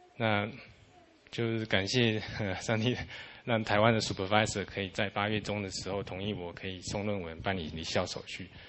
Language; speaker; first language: Chinese; native; Chinese